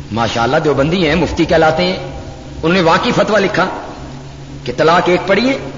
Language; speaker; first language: Urdu; native; Urdu